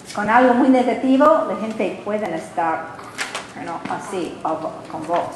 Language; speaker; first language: Spanish; non-native, learner; English